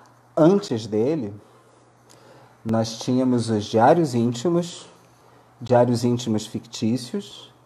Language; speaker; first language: Portuguese; native; Portuguese